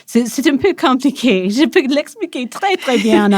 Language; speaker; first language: French; non-native, local second language; English